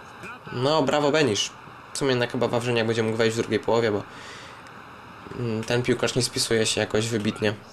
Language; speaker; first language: Polish; native; Polish